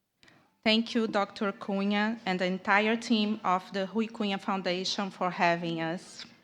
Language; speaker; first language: English; non-native, fluent; Portuguese